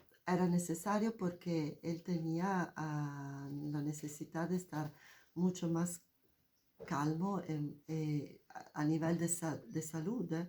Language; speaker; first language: Spanish; non-native, fluent; Italian